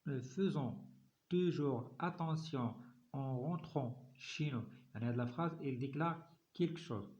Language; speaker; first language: French; non-native, local second language; Arabic